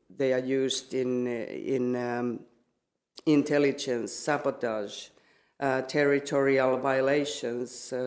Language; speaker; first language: English; non-native, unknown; Finnish